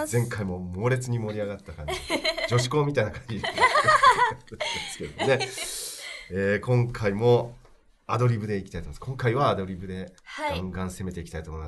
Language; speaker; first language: Japanese; native; Japanese